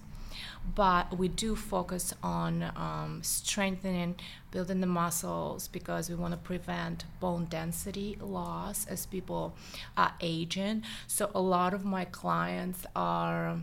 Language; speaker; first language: English; non-native, fluent; Russian